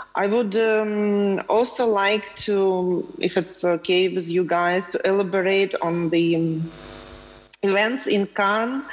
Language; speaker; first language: English; non-native, fluent; Ukrainian